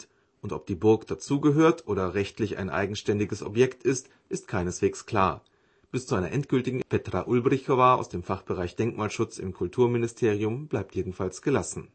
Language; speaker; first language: German; native; German